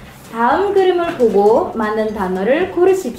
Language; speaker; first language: Korean; non-native, fluent; Indonesian